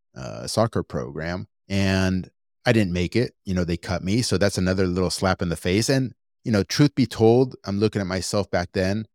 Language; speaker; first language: English; early bilingual, other home language; Spanish